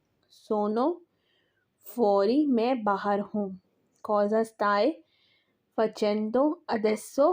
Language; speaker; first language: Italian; non-native, learner; Urdu